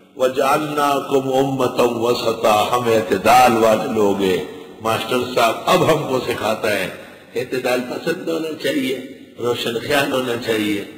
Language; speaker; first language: Urdu; non-native, local second language; Pashto